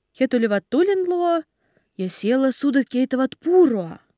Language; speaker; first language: Finnish; non-native, learner; Ukrainian